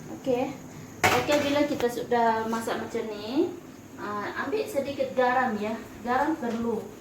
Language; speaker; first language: Malay; non-native, local second language; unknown